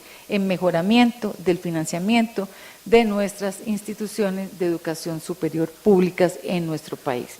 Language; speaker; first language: Spanish; native; Spanish